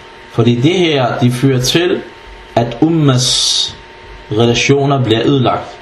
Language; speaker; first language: Danish; non-native, fluent; Arabic